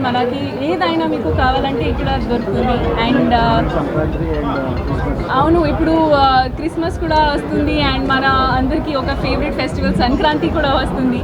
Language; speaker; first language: Telugu; non-native, fluent; Hindi